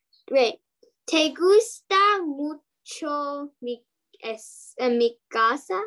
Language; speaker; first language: Spanish; non-native, learner; English